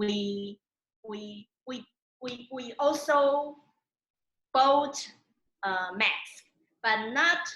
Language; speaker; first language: English; non-native, learner; Chinese